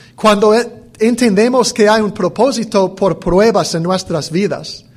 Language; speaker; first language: Spanish; non-native, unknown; English